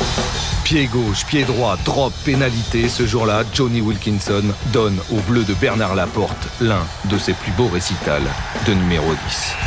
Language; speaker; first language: French; native; French